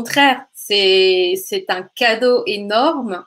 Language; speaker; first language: French; native; French